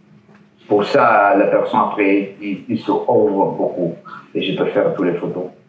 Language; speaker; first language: French; non-native, learner; Italian